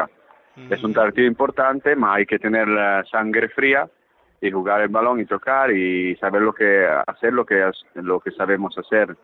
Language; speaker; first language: Spanish; early bilingual, heritage; Italian